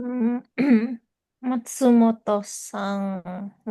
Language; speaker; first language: Japanese; non-native, learner; Indonesian